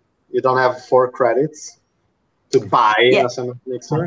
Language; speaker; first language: English; non-native, fluent; Italian